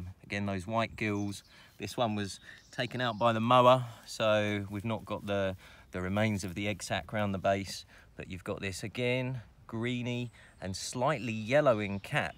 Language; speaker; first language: English; native; English